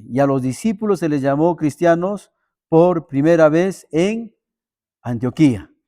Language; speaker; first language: Spanish; native; Spanish